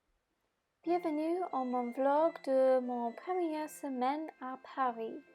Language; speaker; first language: French; non-native, learner; English